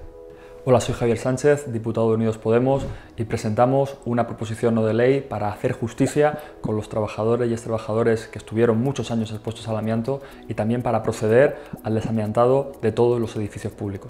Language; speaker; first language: Spanish; native; Spanish